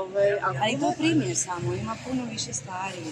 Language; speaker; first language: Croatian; non-native, learner; Spanish